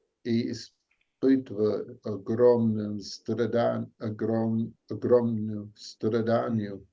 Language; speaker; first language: Russian; non-native, learner; English